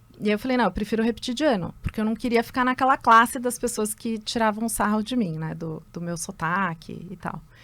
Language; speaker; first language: Portuguese; early bilingual, other home language; Spanish